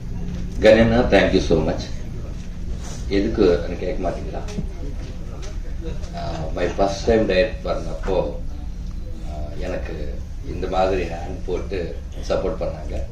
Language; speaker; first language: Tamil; non-native, learner; Telugu